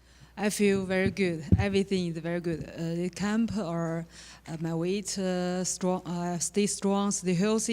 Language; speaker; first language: English; non-native, learner; Chinese